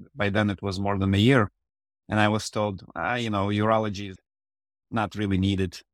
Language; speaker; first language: English; non-native, fluent; Russian